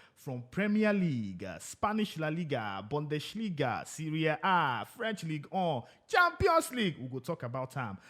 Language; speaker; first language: Nigerian Pidgin; non-native, local second language; Igbo